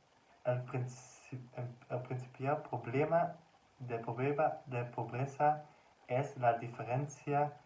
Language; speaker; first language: Spanish; non-native, learner; Dutch